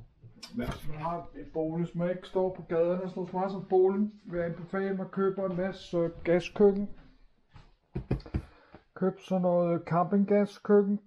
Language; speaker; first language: Danish; non-native, fluent; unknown